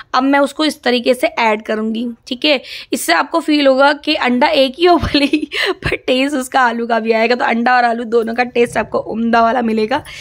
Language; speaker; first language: Hindi; non-native, local second language; Assamese